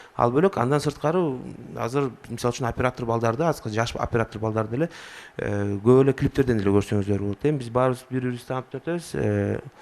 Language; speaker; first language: Kyrgyz; native; Kyrgyz